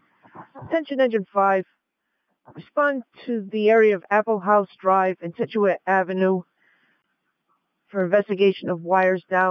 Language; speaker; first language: English; native; English